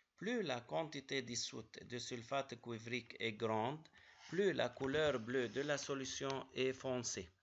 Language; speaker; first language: French; non-native, local second language; Arabic